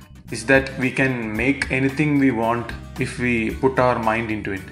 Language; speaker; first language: English; non-native, local second language; Malayalam